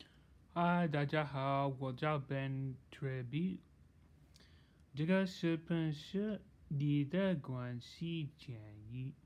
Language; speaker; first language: Chinese; non-native, learner; English